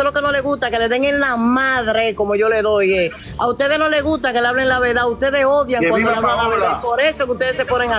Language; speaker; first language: Spanish; native; Spanish